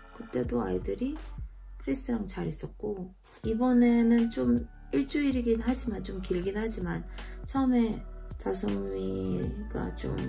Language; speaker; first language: Korean; native; Korean